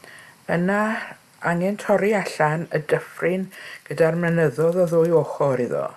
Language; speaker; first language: Welsh; native; Welsh